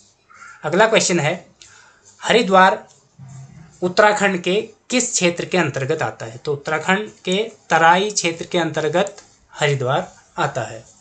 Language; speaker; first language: Hindi; native; Hindi